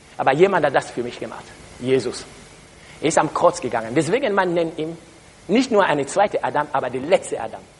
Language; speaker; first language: German; non-native, learner; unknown